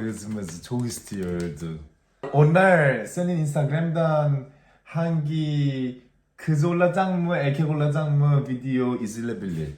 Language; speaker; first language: Turkish; non-native, learner; Korean